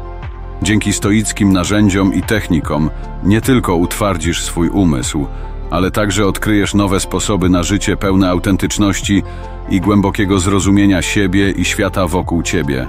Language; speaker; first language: Polish; native; Polish